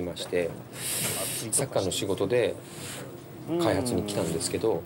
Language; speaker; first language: Japanese; native; Japanese